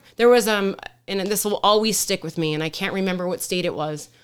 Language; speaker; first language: English; native; English